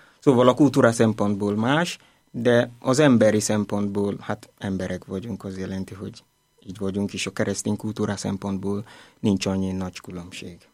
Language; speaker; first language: Hungarian; non-native, learner; Igbo